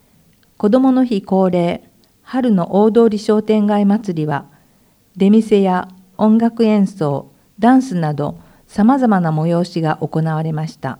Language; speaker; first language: Japanese; native; Japanese